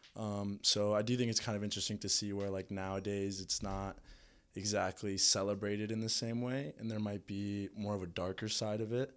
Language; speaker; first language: English; early bilingual, other home language; Spanish